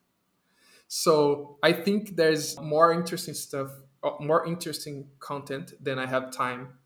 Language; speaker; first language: English; non-native, fluent; Portuguese